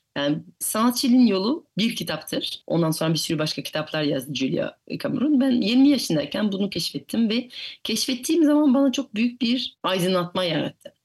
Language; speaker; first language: Turkish; non-native, fluent; French